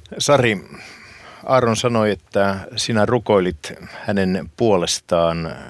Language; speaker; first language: Finnish; native; Finnish